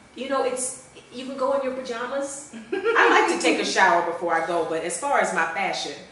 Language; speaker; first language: English; native; English